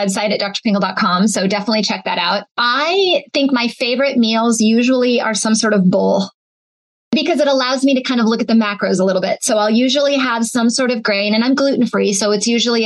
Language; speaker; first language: English; native; English